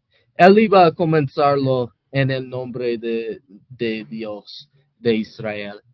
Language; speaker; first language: Spanish; non-native, fluent; English